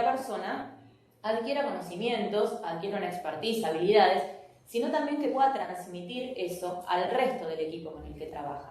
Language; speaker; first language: Spanish; native; Spanish